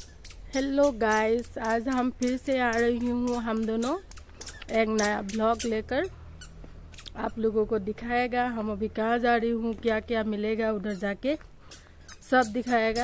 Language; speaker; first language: Hindi; non-native, local second language; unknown